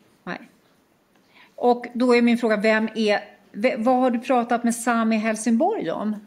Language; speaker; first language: Swedish; native; Swedish